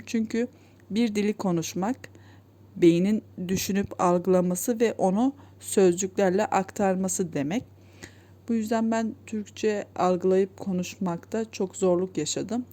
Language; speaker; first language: Turkish; native; Turkish